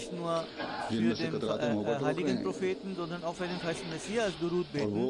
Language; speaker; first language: German; non-native, fluent; Urdu